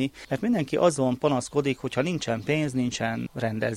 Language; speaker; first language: Hungarian; native; Hungarian